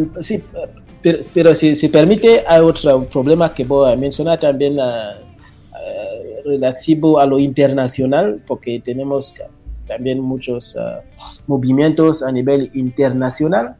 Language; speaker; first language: Spanish; non-native, fluent; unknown